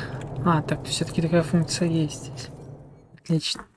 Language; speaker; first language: Russian; native; Russian